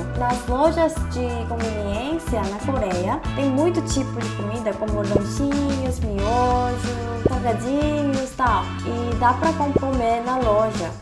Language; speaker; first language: Portuguese; non-native, fluent; Korean